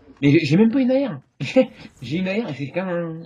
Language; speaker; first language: French; native; French